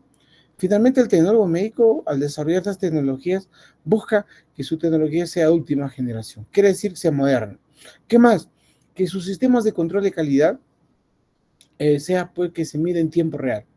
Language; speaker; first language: Spanish; native; Spanish